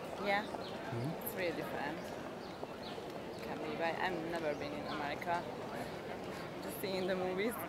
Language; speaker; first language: English; non-native, learner; Hungarian